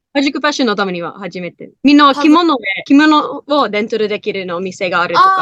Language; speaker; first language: Japanese; non-native, learner; English